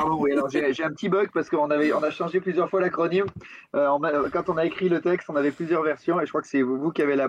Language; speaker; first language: French; native; French